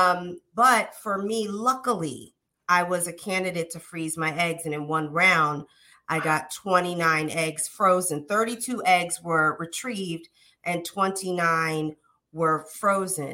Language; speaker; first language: English; native; English